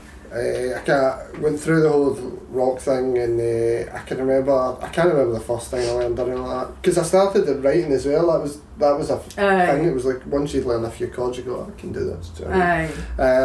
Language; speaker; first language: English; native; English